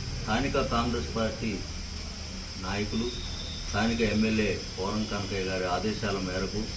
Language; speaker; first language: Telugu; native; Telugu